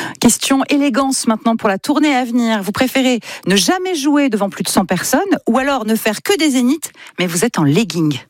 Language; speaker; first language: French; native; French